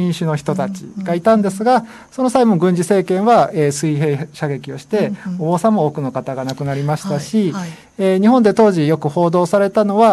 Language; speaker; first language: Japanese; native; Japanese